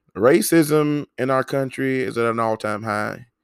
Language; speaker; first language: English; native; English